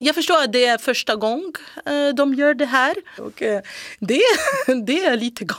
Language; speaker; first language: Swedish; non-native, local second language; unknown